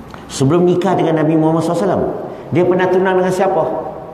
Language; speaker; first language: Malay; native; Malay